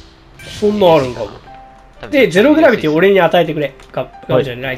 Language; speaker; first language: Japanese; native; Japanese